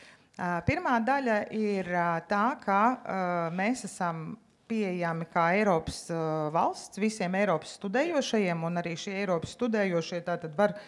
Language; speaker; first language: Latvian; native; Latvian